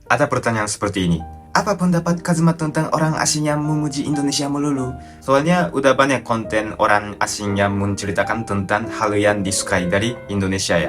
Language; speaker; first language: Indonesian; non-native, fluent; Japanese